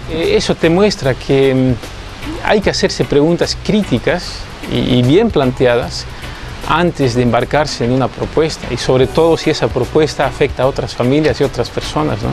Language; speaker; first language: Spanish; non-native, fluent; Dutch